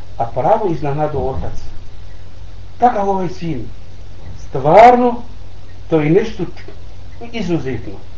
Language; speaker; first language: Bosnian; non-native, learner; Arabic